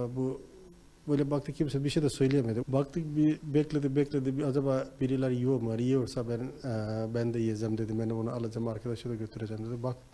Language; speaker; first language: Turkish; non-native, fluent; Nepali